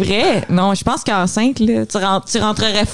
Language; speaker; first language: French; native; French